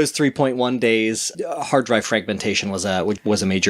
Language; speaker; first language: English; native; English